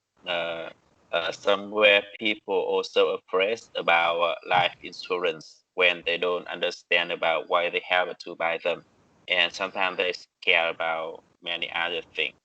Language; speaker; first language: English; non-native, learner; Vietnamese